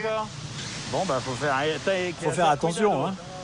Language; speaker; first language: French; native; French